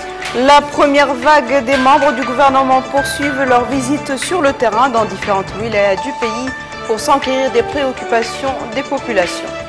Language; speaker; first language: French; non-native, local second language; Arabic